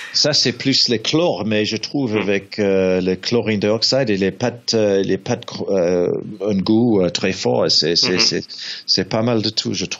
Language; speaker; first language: French; non-native, learner; English